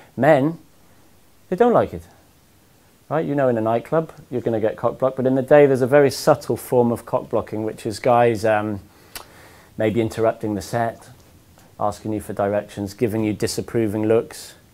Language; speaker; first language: English; native; English